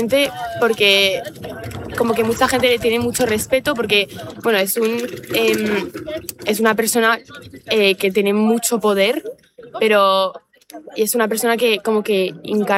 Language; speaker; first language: Spanish; non-native, fluent; French